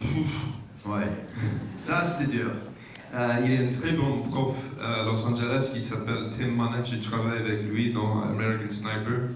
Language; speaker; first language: French; non-native, learner; English